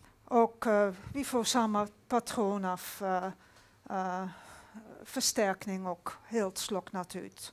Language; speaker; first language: Swedish; non-native, fluent; Dutch